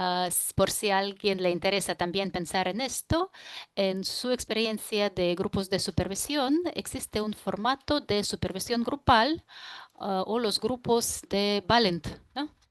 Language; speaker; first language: Spanish; non-native, fluent; Russian